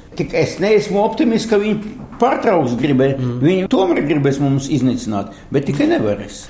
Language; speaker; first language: Latvian; non-native, local second language; Russian